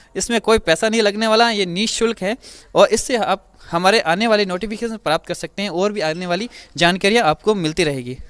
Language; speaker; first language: Hindi; native; Hindi